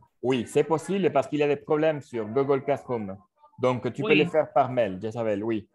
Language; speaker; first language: French; non-native, fluent; Spanish